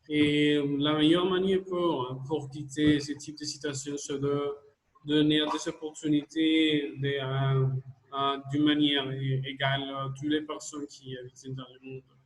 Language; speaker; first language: French; non-native, learner; Spanish